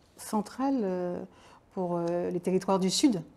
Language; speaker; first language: French; native; French